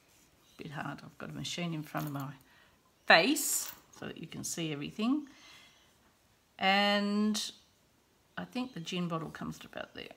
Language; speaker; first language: English; native; English